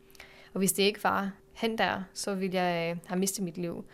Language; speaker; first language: Danish; non-native, fluent; English